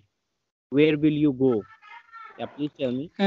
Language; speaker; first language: English; non-native, learner; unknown